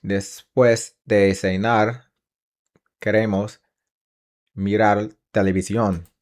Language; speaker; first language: Spanish; non-native, learner; English